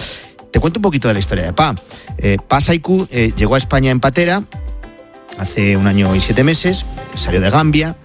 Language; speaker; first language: Spanish; native; Spanish